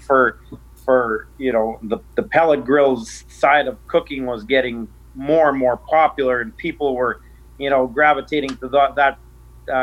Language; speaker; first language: English; native; English